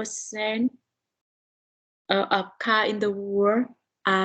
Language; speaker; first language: English; non-native, learner; Vietnamese